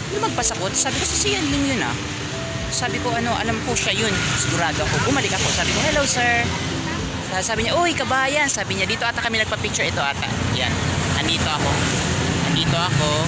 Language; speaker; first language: Filipino; non-native, local second language; Waray